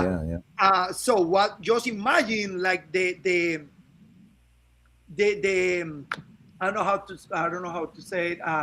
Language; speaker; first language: English; non-native, fluent; Spanish